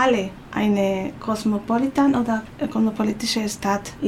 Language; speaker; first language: German; non-native, fluent; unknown